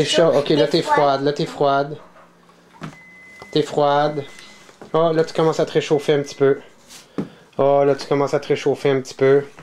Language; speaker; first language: French; native; French